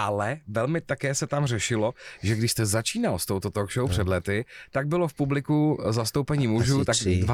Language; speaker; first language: Czech; native; Czech